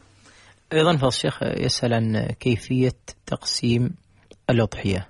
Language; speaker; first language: Arabic; native; Arabic